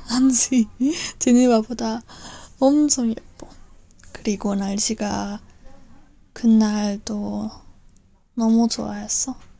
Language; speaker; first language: Korean; non-native, learner; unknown